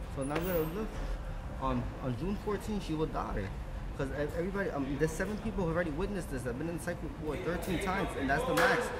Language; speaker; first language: English; early bilingual, other home language; Spanish